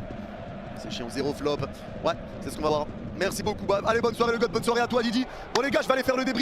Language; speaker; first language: French; native; French